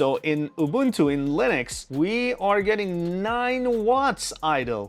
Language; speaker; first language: English; non-native, fluent; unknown